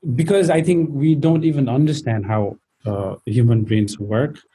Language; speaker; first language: English; non-native, local second language; Nepali